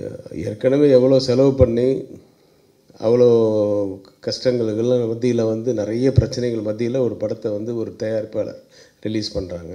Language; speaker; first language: Tamil; native; Tamil